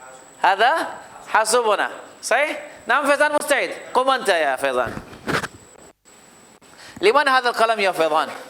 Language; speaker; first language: Arabic; non-native, fluent; Urdu